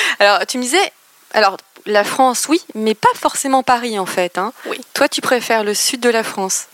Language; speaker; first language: French; native; French